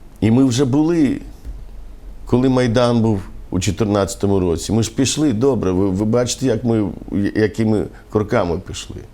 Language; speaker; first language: Ukrainian; non-native, local second language; Romany